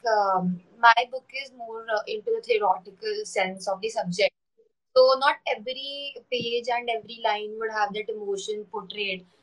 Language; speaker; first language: English; non-native, local second language; Hindi